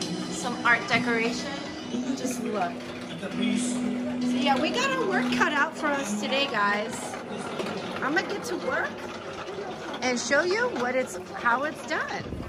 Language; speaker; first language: English; native; English